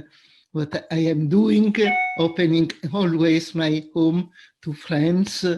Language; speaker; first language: English; non-native, fluent; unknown